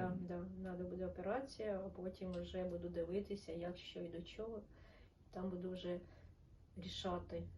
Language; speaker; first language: Ukrainian; non-native, local second language; Russian